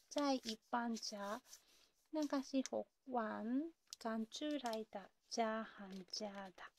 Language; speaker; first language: Chinese; non-native, learner; Japanese